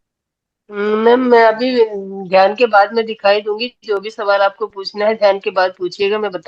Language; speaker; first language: Hindi; native; Hindi